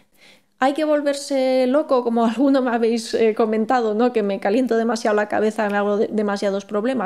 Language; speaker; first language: Spanish; native; Spanish